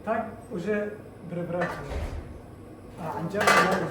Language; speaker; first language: Russian; non-native, learner; Somali